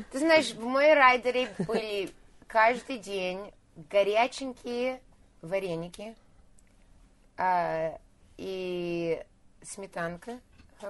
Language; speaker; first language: Russian; early bilingual, heritage; Russian